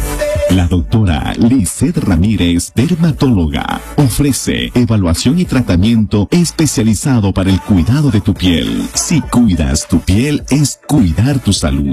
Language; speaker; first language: Spanish; native; Spanish